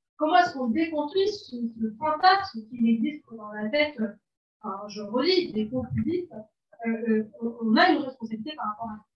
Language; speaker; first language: French; non-native, local second language; Arabic